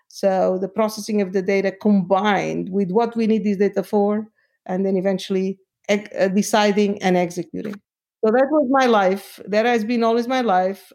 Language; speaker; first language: English; non-native, fluent; Portuguese